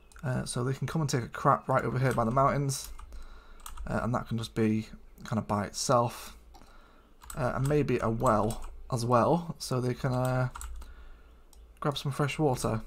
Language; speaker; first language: English; native; English